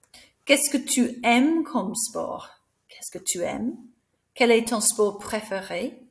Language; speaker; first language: French; non-native, fluent; English